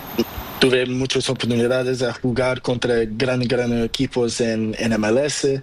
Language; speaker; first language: Spanish; non-native, learner; Portuguese